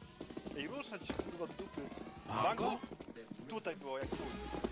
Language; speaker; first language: Polish; native; Polish